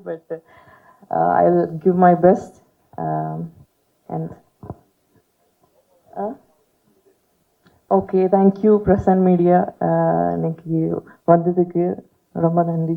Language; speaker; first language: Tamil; non-native, learner; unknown